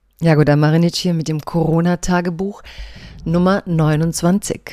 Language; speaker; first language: German; early bilingual, other home language; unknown